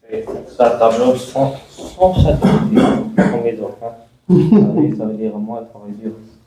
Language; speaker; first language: French; non-native, learner; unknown